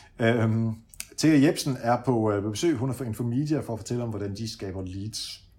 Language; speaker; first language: Danish; early bilingual, other home language; Dutch